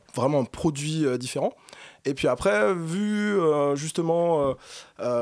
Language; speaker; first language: French; native; French